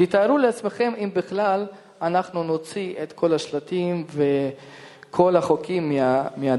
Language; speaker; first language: Hebrew; non-native, fluent; Russian